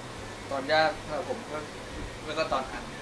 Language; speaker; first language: Thai; native; Thai